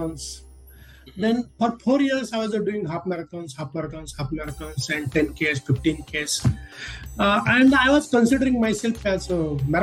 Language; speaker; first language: English; non-native, local second language; Marathi